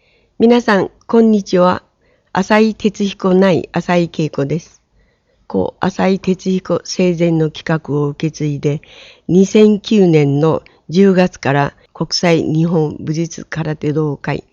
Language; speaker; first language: Japanese; native; Japanese